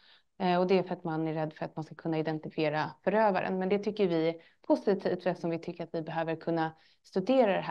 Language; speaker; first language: Swedish; native; Swedish